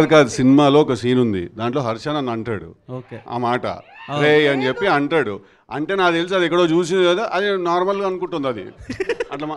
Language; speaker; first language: Telugu; native; Telugu